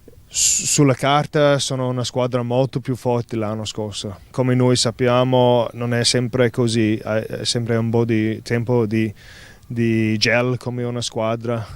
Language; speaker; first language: Italian; non-native, fluent; English